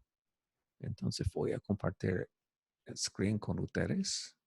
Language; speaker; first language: Spanish; non-native, fluent; English